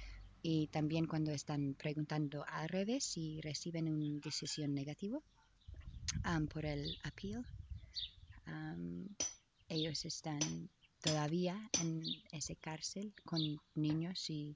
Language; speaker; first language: Spanish; non-native, learner; English